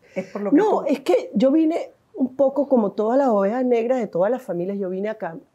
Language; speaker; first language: Spanish; native; Spanish